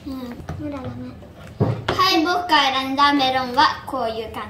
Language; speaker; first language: Japanese; early bilingual, heritage; Japanese